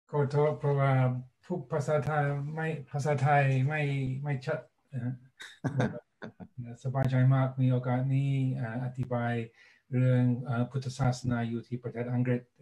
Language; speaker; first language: Thai; non-native, learner; English